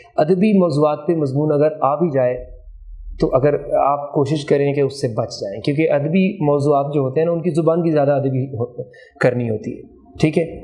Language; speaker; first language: Urdu; native; Urdu